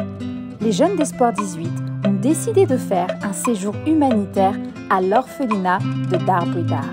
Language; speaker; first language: French; native; French